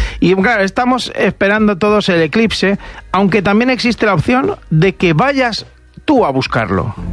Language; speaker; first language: Spanish; native; Spanish